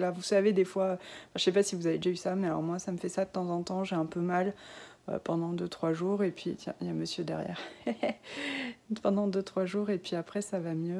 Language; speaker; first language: French; native; French